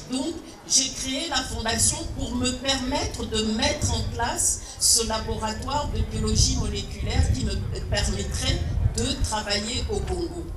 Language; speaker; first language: French; early bilingual, other home language; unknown